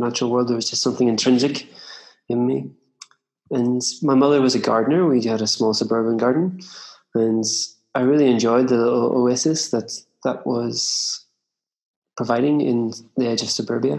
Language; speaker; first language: English; native; English